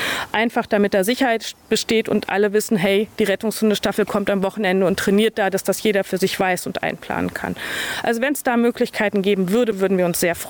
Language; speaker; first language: German; native; German